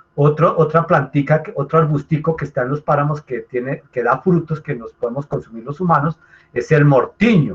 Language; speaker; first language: Spanish; native; Spanish